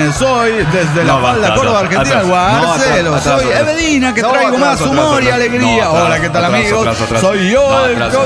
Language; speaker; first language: Spanish; native; Spanish